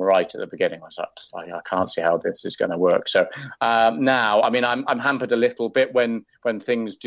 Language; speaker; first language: English; native; English